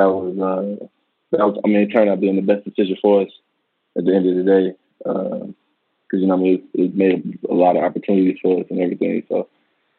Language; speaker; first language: English; native; English